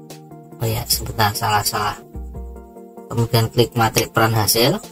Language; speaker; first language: Indonesian; native; Indonesian